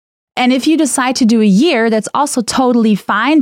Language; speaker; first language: English; non-native, fluent; German